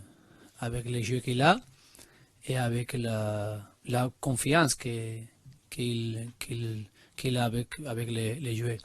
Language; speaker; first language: French; non-native, learner; Spanish